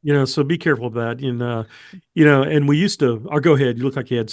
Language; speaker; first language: English; native; English